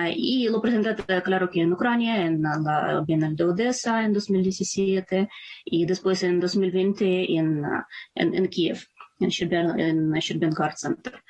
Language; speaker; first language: Spanish; non-native, fluent; Ukrainian